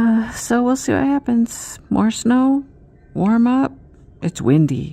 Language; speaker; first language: English; native; English